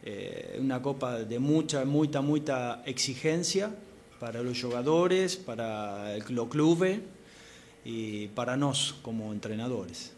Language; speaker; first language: Portuguese; non-native, learner; Spanish